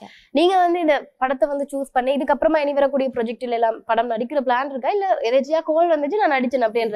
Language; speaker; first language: Tamil; native; Tamil